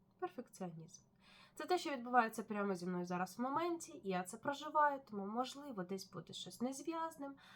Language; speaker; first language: Ukrainian; non-native, local second language; Russian